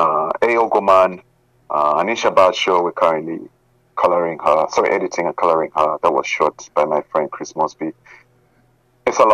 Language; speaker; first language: English; non-native, local second language; Ganda